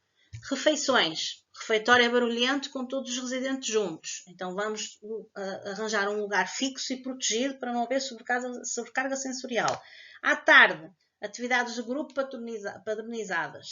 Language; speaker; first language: Portuguese; native; Portuguese